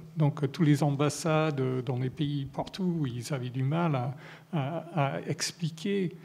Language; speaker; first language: French; non-native, fluent; English